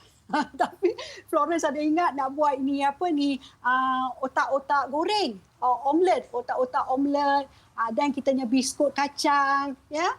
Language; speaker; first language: Malay; non-native, local second language; Chinese